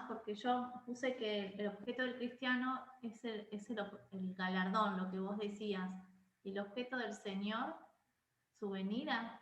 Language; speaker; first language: Spanish; native; Spanish